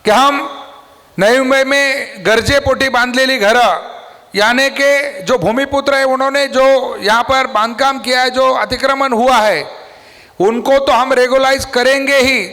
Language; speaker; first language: Hindi; non-native, local second language; Marathi